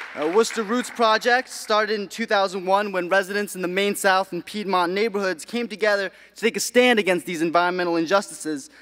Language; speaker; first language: English; native; English